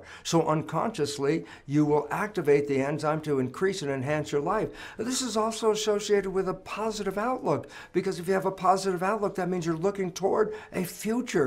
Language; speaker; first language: English; native; English